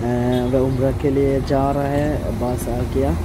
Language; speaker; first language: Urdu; non-native, learner; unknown